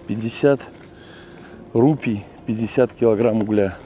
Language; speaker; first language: Russian; native; Russian